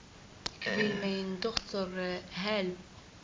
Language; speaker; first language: Dutch; non-native, learner; Arabic